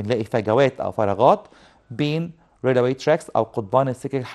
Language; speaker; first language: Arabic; native; Arabic